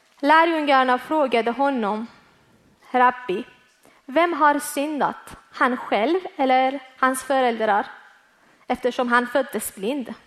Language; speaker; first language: Swedish; early bilingual, other home language; Persian